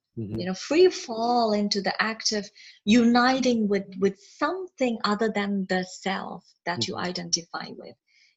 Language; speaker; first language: English; non-native, local second language; Malayalam